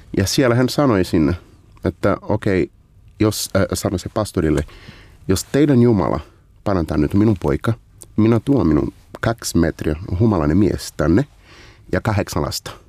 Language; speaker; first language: Finnish; non-native, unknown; Portuguese